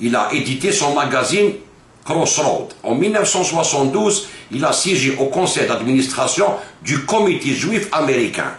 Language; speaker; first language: French; non-native, local second language; Arabic